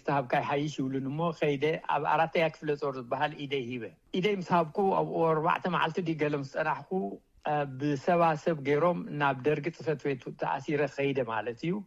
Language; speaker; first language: Tigrinya; native; Tigrinya